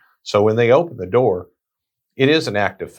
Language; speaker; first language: English; native; English